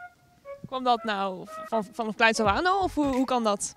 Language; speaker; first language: Dutch; native; Dutch